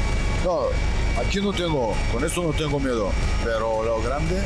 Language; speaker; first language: Spanish; non-native, fluent; Bulgarian